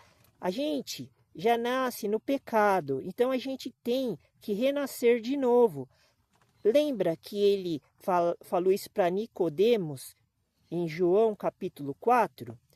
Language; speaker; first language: Portuguese; native; Portuguese